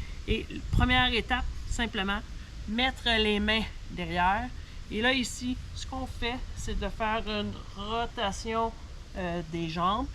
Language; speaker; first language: French; native; French